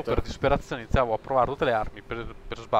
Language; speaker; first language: Italian; native; Italian